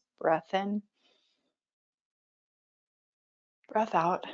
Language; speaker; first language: English; native; English